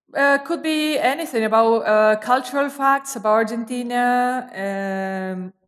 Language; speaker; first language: English; non-native, fluent; Spanish